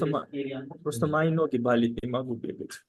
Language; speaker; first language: Russian; non-native, learner; Armenian